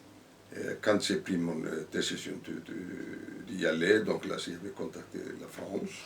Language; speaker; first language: French; non-native, fluent; Icelandic